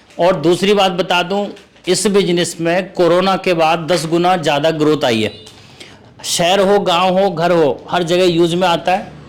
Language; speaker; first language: Hindi; native; Hindi